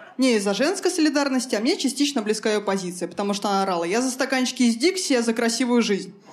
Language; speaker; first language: Russian; native; Russian